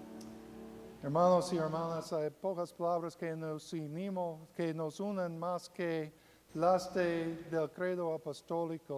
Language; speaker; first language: Spanish; non-native, fluent; English